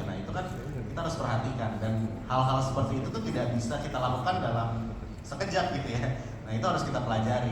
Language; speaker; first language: Indonesian; native; Indonesian